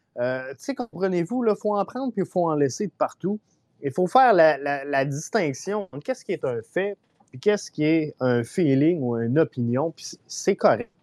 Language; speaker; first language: French; native; French